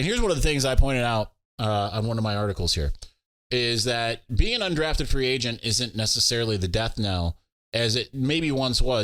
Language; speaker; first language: English; native; English